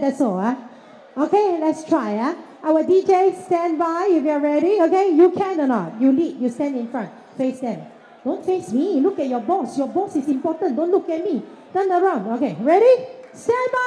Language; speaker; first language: English; non-native, local second language; Chinese